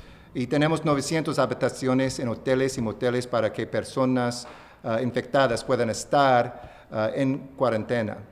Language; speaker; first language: Spanish; non-native, fluent; English